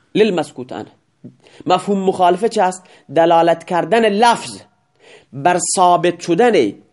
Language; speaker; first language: Persian; non-native, local second language; Baluchi